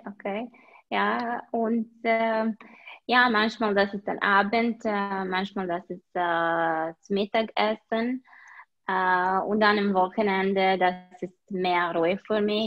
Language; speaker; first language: German; non-native, learner; Serbian